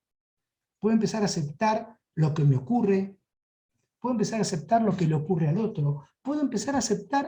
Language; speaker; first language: Spanish; native; Spanish